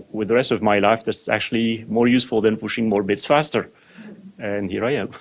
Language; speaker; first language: English; non-native, fluent; French